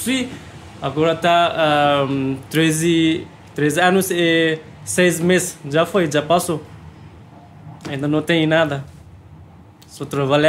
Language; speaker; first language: Portuguese; non-native, learner; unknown